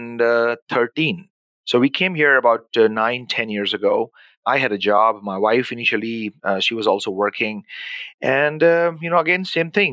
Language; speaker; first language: English; non-native, local second language; Urdu